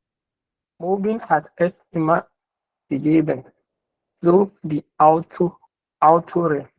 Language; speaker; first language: German; non-native, learner; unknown